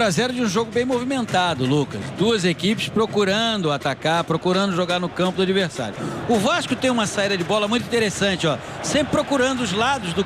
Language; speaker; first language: Portuguese; native; Portuguese